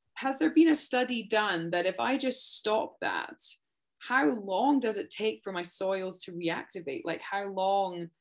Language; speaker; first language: English; native; English